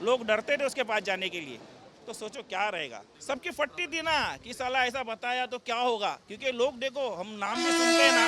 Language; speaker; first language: Hindi; native; Hindi